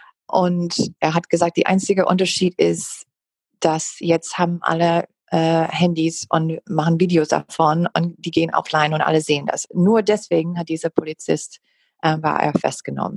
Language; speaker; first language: German; non-native, fluent; English